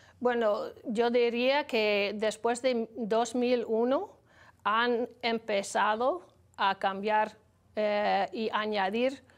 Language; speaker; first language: Spanish; non-native, learner; English